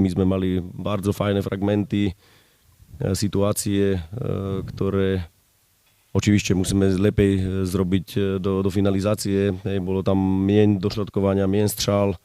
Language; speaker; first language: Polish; non-native, learner; Slovak